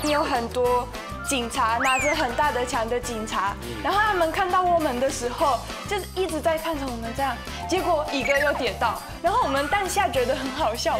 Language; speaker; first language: Chinese; non-native, fluent; Italian